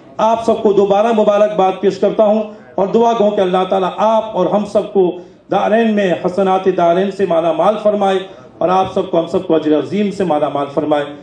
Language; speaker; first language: Urdu; native; Urdu